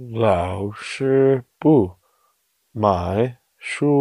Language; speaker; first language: Chinese; non-native, learner; English